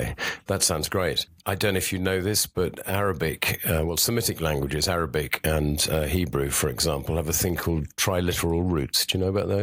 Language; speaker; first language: English; native; English